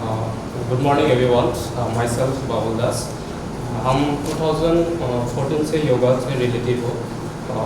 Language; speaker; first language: Hindi; non-native, local second language; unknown